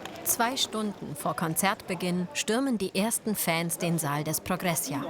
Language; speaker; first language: German; native; German